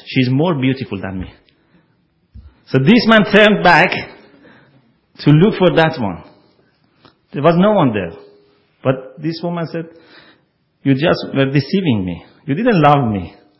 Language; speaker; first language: English; non-native, fluent; Persian